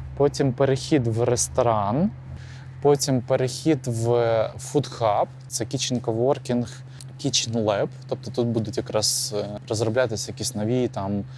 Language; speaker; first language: Ukrainian; native; Ukrainian